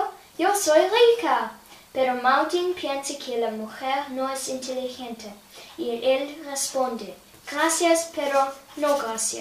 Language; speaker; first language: Spanish; non-native, learner; English